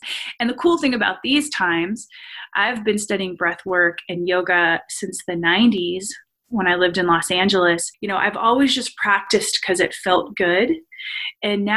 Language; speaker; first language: English; native; English